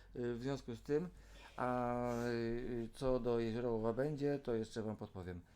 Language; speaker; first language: Polish; native; Polish